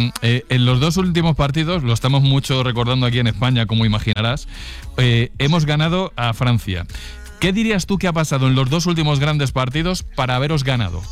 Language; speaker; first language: Spanish; native; Spanish